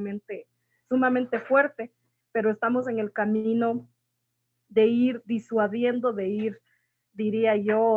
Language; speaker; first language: Spanish; native; Spanish